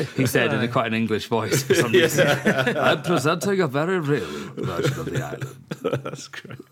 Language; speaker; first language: English; native; English